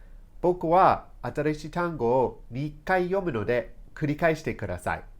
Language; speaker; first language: Japanese; non-native, fluent; English